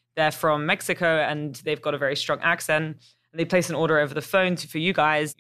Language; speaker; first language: English; native; English